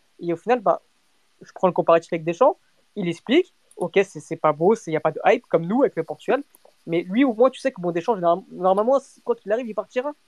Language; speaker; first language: French; early bilingual, other home language; Portuguese